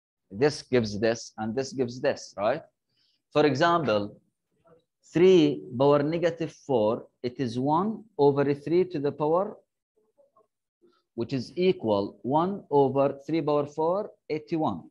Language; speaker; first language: English; non-native, fluent; Arabic